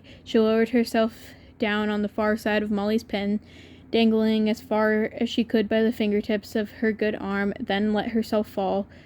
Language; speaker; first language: English; native; English